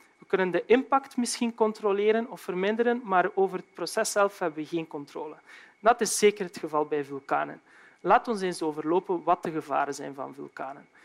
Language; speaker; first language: Dutch; native; Dutch